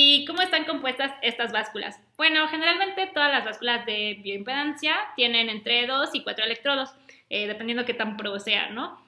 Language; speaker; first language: Spanish; native; Spanish